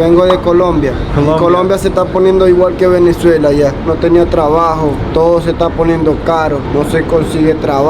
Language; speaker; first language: Spanish; native; Spanish